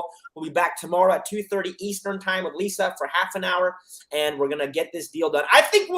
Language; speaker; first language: English; native; English